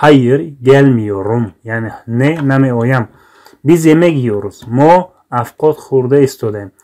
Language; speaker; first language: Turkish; non-native, fluent; Tajik